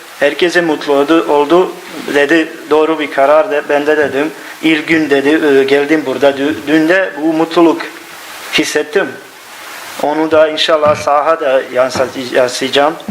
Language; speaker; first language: Turkish; non-native, learner; Bosnian